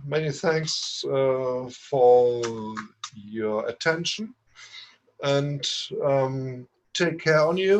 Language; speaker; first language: English; non-native, fluent; German